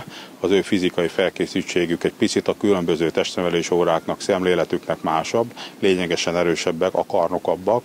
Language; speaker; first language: Hungarian; native; Hungarian